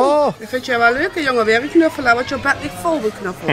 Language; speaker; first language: Dutch; native; Dutch